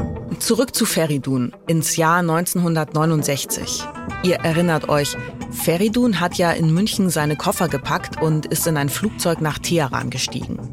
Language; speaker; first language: German; native; German